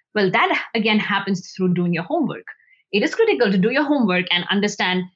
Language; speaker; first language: English; non-native, local second language; Hindi